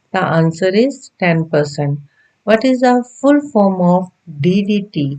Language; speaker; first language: English; non-native, local second language; Punjabi